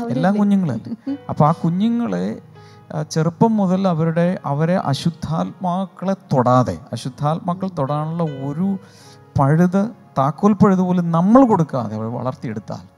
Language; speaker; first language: Malayalam; native; Malayalam